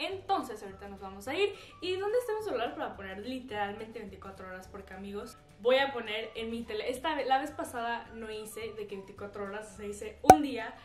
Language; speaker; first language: Spanish; early bilingual, heritage; Spanish